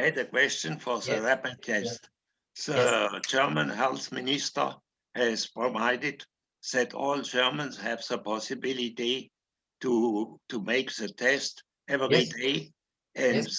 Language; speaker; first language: English; non-native, learner; German